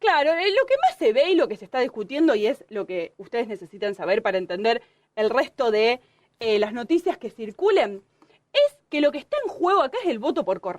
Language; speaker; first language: Spanish; native; Spanish